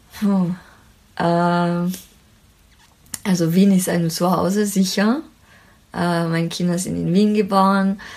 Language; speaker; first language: German; non-native, fluent; French